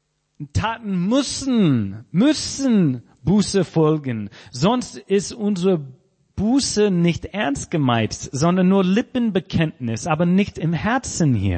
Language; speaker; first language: German; non-native, fluent; English